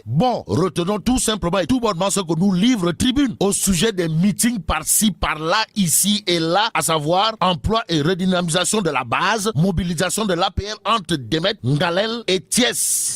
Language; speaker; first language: French; non-native, local second language; Wolof